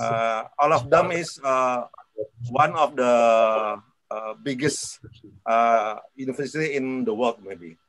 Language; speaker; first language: English; non-native, learner; Indonesian